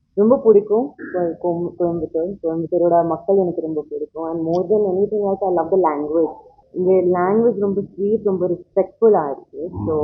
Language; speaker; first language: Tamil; non-native, learner; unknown